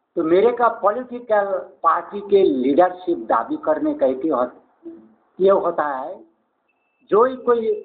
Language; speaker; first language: Hindi; native; Hindi